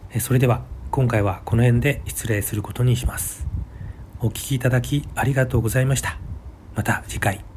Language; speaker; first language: Japanese; native; Japanese